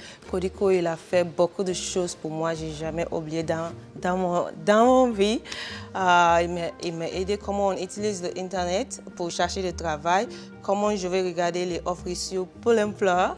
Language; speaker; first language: French; non-native, learner; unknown